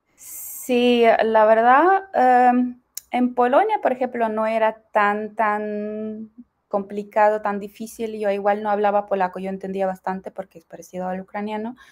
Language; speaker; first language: Spanish; non-native, fluent; Ukrainian